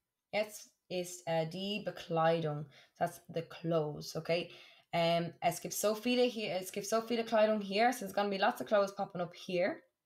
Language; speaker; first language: German; non-native, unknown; English